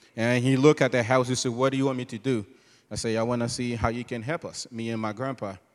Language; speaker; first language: English; non-native, fluent; Haitian Creole